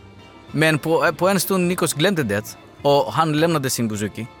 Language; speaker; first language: Swedish; non-native, fluent; Greek